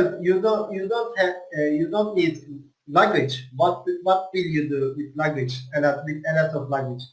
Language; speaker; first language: English; non-native, learner; Turkish